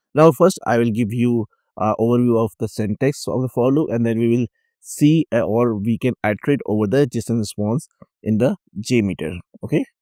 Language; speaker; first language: English; non-native, local second language; Urdu